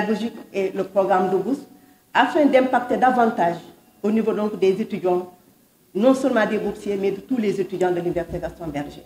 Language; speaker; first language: French; non-native, local second language; Wolof